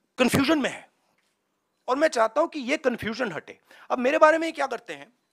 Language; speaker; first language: Hindi; native; Hindi